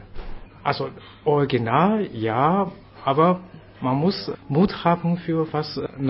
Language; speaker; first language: German; non-native, fluent; Chinese